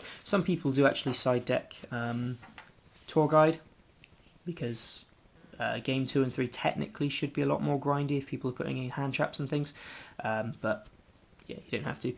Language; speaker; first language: English; native; English